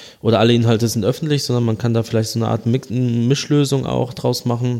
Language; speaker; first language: German; native; German